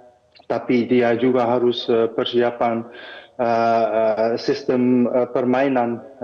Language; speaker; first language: Indonesian; non-native, fluent; Dutch